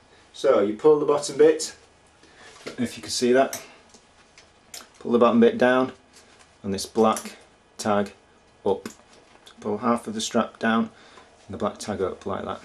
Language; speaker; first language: English; native; English